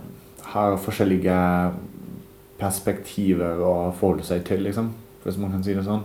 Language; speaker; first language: Norwegian; non-native, fluent; German